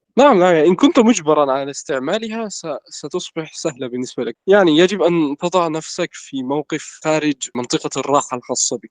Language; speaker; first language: Arabic; native; Arabic